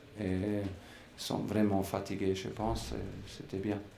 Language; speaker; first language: French; non-native, fluent; German